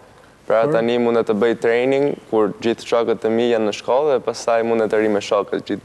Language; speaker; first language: Albanian; early bilingual, heritage; Albanian